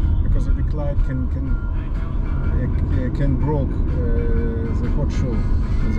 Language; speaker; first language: English; non-native, learner; German